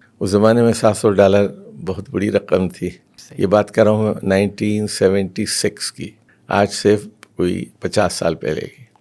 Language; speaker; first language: Urdu; native; Urdu